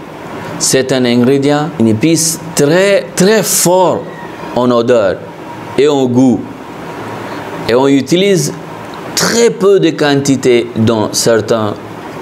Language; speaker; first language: French; non-native, fluent; Hindi